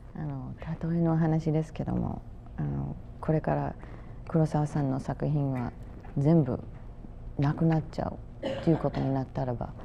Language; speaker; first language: Japanese; non-native, fluent; English